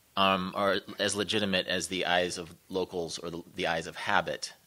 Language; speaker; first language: English; native; English